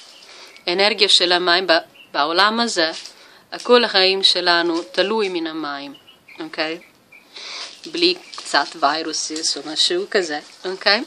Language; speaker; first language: Hebrew; non-native, learner; Italian